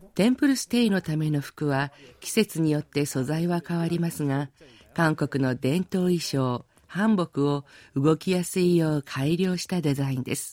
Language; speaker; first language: Japanese; native; Japanese